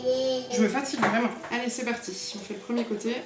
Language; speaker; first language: French; native; French